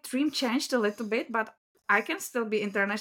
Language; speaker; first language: English; non-native, fluent; Czech